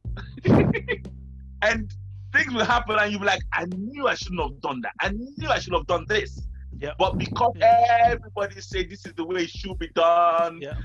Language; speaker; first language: English; non-native, local second language; Yoruba